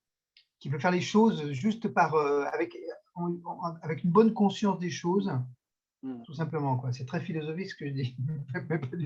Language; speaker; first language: French; native; French